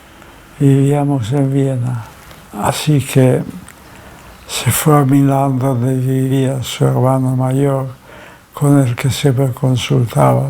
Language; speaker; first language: Spanish; early bilingual, other home language; German